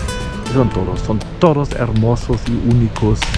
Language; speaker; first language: Spanish; non-native, fluent; German